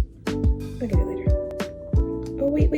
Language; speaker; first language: English; native; English